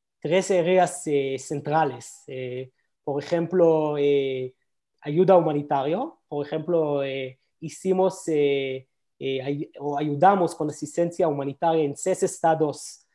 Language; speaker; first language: Spanish; non-native, learner; Hebrew